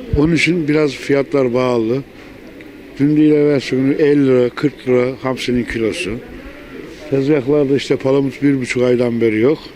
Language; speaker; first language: Turkish; native; Turkish